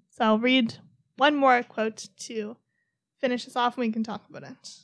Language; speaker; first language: English; native; English